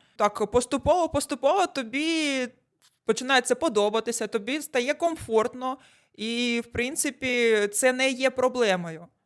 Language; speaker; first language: Ukrainian; non-native, local second language; Russian